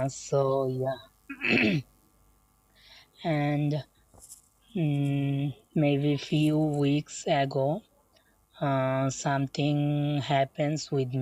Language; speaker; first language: English; non-native, learner; Bangla